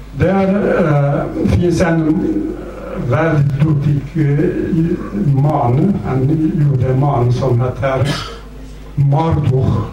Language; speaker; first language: Swedish; non-native, fluent; Zaza